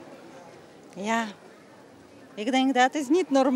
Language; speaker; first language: Dutch; non-native, learner; Russian